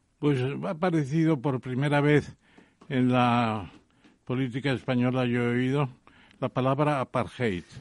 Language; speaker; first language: Spanish; native; Spanish